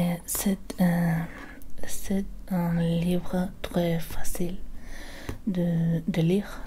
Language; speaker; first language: French; non-native, learner; Spanish